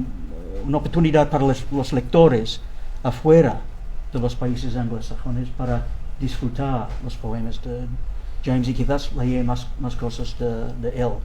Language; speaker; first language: Spanish; non-native, learner; English